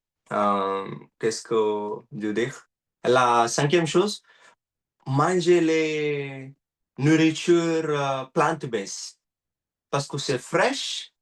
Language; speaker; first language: French; non-native, learner; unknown